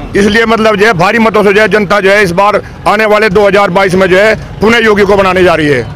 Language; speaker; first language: Hindi; native; Hindi